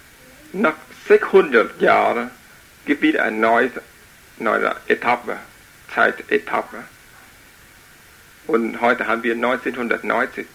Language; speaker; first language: German; non-native, learner; Vietnamese